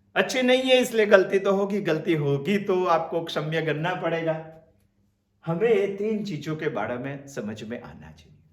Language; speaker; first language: Hindi; non-native, local second language; Gujarati